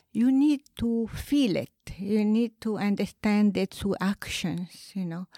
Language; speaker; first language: English; non-native, fluent; Arabic